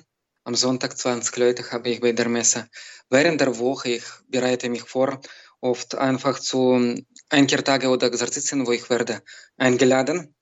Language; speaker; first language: German; non-native, learner; Belarusian